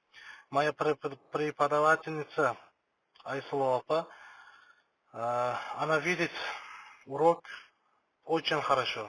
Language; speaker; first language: Russian; non-native, learner; Uzbek